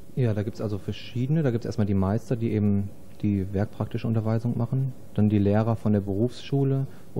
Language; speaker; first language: German; native; German